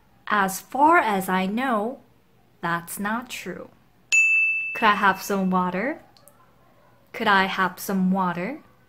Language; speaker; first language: English; non-native, fluent; Korean